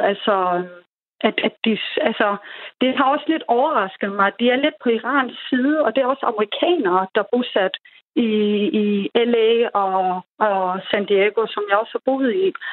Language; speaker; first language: Danish; early bilingual, other home language; Persian